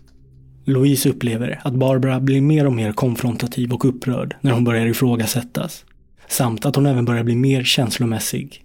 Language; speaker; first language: Swedish; native; Swedish